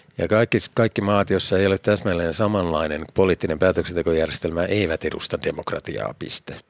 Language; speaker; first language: Finnish; native; Finnish